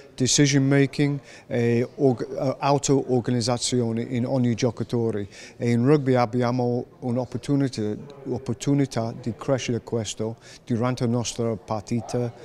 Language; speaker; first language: Italian; non-native, learner; English